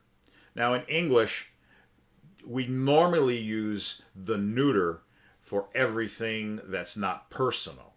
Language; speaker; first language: English; native; English